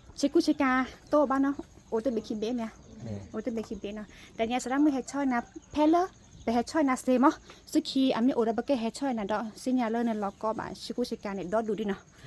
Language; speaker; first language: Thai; non-native, local second language; Karen languages